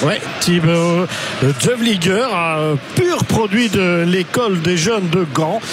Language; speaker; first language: French; native; French